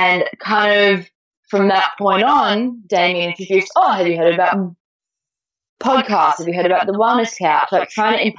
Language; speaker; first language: English; native; English